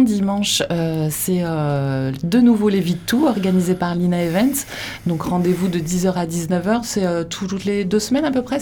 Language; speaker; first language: French; native; French